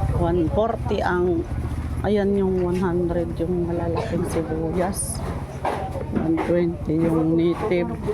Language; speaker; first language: Filipino; non-native, local second language; Cebuano